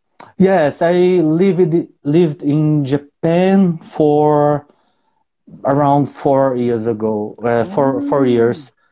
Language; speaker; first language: English; non-native, learner; Portuguese